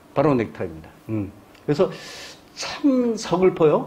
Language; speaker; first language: Korean; native; Korean